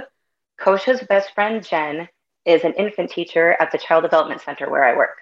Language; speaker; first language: English; native; English